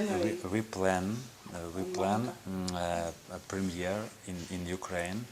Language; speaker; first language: English; non-native, learner; Ukrainian